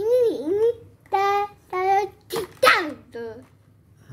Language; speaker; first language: Indonesian; native; Indonesian